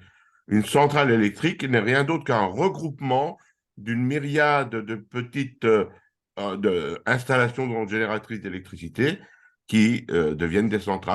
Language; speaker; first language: French; native; French